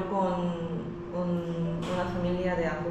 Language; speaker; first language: Spanish; non-native, learner; Korean